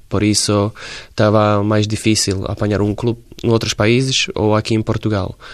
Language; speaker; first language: Portuguese; non-native, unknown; Slovak